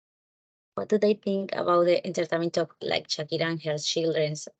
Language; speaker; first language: English; non-native, learner; Spanish